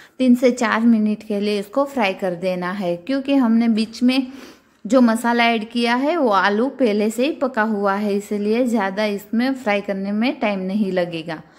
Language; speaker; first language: Hindi; non-native, local second language; Gujarati